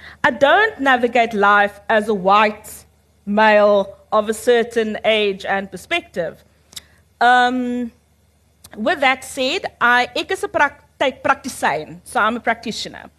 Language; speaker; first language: English; early bilingual, other home language; Afrikaans